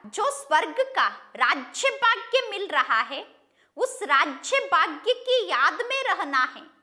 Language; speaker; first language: Hindi; non-native, local second language; Kannada